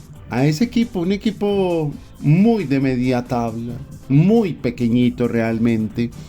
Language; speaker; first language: Spanish; native; Spanish